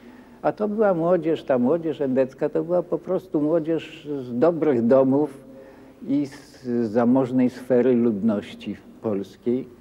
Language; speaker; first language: Polish; native; Polish